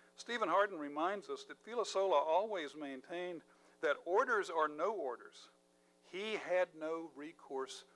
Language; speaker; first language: English; native; English